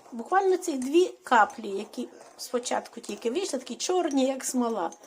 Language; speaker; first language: Ukrainian; native; Ukrainian